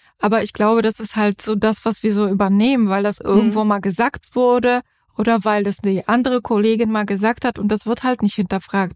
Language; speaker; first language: German; non-native, fluent; Polish